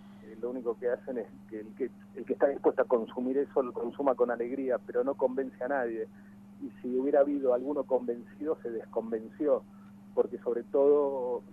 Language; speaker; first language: Spanish; native; Spanish